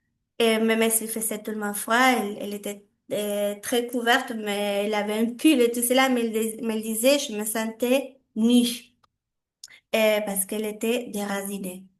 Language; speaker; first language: French; non-native, fluent; Spanish